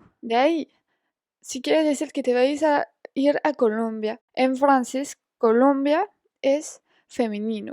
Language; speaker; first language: Spanish; non-native, fluent; French